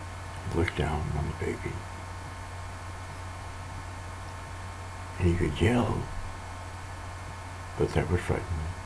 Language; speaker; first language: English; native; English